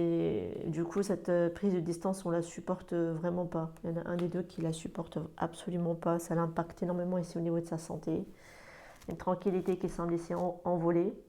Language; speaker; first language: French; native; French